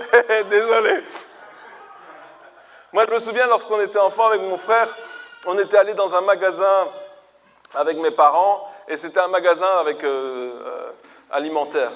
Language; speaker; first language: French; native; French